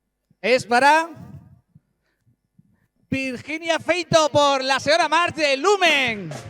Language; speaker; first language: Spanish; native; Spanish